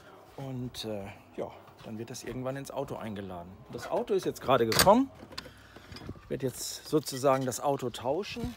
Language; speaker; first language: German; native; German